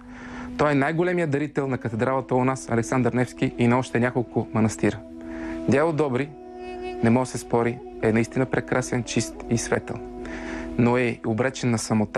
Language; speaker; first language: Bulgarian; native; Bulgarian